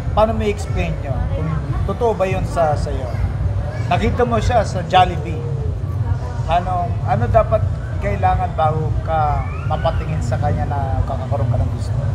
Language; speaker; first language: Filipino; native; Filipino